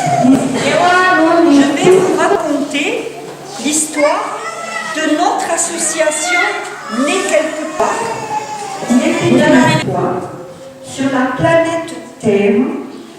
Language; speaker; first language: French; native; French